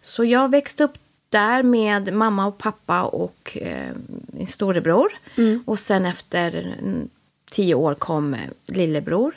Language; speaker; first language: Swedish; native; Swedish